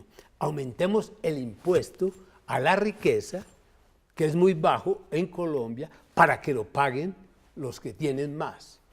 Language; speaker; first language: Spanish; native; Spanish